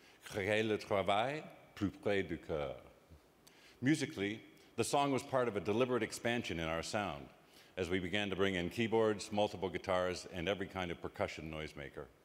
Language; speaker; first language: English; native; English